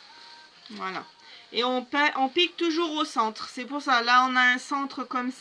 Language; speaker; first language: French; native; French